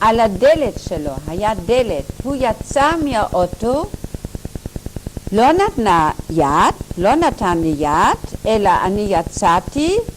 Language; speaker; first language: Hebrew; non-native, fluent; German